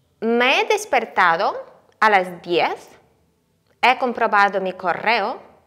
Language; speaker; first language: Spanish; non-native, fluent; Ukrainian